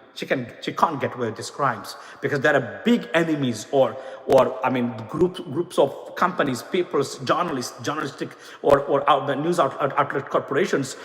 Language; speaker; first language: English; non-native, local second language; Bangla